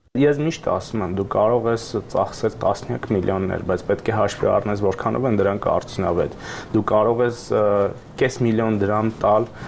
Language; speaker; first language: Armenian; native; Armenian